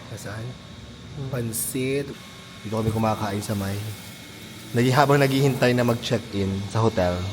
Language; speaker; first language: Filipino; native; Filipino